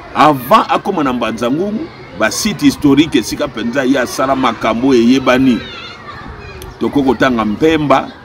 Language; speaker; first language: Lingala; non-native, local second language; Kongo